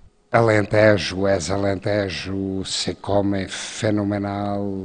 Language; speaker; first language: Spanish; non-native, fluent; Portuguese